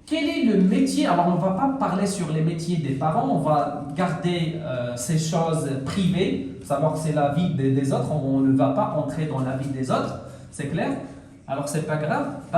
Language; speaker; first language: French; non-native, local second language; Arabic